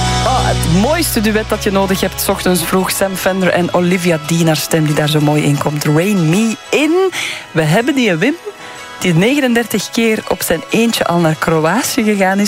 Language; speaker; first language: Dutch; native; Dutch